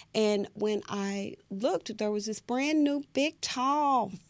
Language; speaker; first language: English; native; English